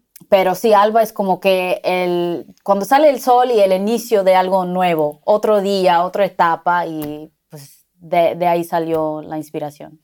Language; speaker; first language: Spanish; native; Spanish